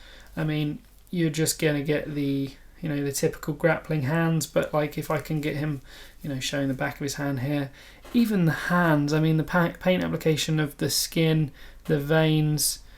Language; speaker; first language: English; native; English